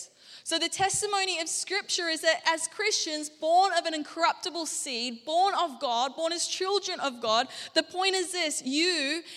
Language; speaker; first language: English; native; English